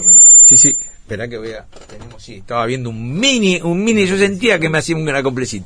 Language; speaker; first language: Spanish; native; Spanish